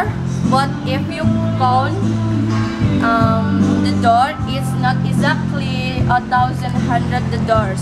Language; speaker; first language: English; non-native, learner; Indonesian